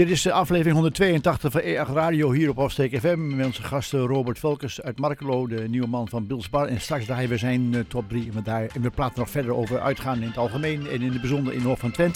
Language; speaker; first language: Dutch; native; Dutch